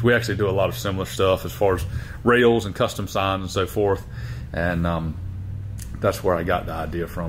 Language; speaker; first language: English; native; English